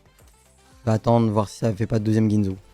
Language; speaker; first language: French; native; French